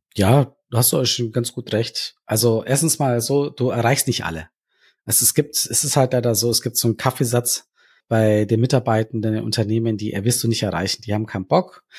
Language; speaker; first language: German; native; German